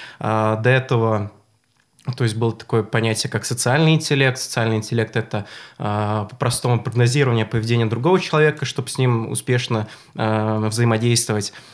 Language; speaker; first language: Russian; native; Russian